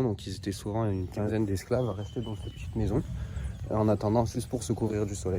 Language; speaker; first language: French; native; French